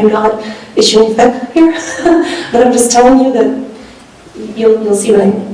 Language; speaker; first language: English; native; English